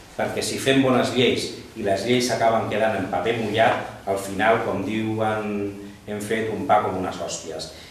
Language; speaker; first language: Catalan; non-native, local second language; Spanish